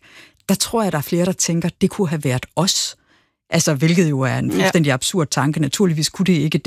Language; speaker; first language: Danish; native; Danish